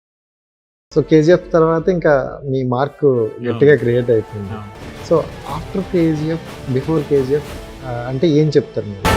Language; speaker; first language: Telugu; native; Telugu